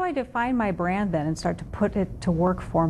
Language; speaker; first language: English; native; English